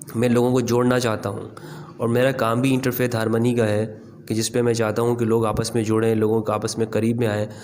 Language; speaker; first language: Urdu; non-native, local second language; Pashto